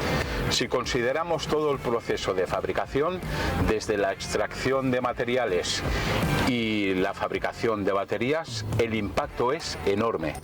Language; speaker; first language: Spanish; native; Spanish